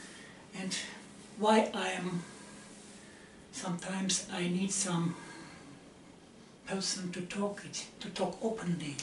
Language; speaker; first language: English; non-native, learner; Russian